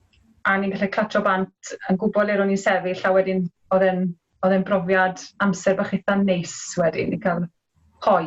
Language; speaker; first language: Welsh; native; Welsh